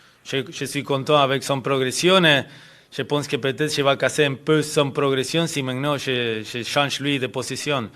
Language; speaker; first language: French; non-native, fluent; Spanish